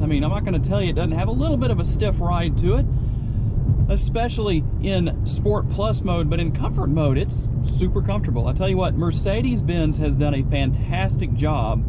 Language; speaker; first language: English; native; English